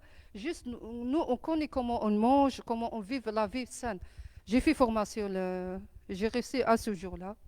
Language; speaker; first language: French; non-native, learner; Arabic